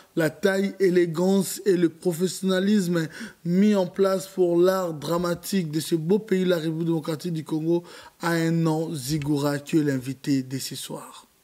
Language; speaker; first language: French; non-native, local second language; Lingala